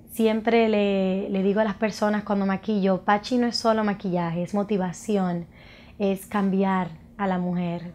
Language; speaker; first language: Spanish; native; Spanish